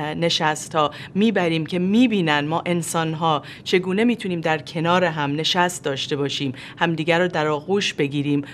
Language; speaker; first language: Persian; native; Persian